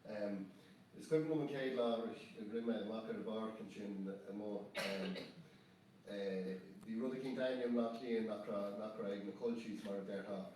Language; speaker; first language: Irish; non-native, local second language; English